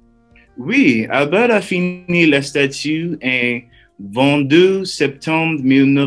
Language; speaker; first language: French; non-native, learner; English